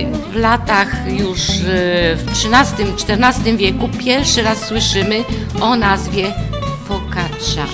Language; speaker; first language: Polish; non-native, fluent; Italian